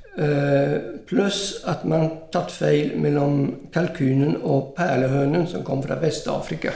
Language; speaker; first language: Norwegian; non-native, fluent; French